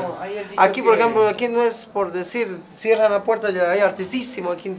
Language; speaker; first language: Spanish; native; Spanish